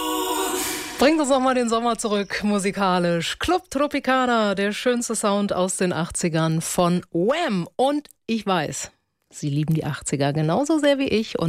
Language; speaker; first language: German; native; German